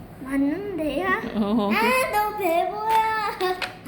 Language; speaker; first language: Korean; early bilingual, heritage; Korean